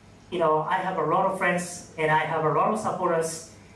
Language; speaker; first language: English; non-native, fluent; Japanese